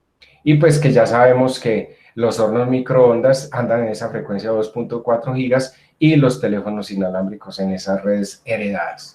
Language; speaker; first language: Spanish; native; Spanish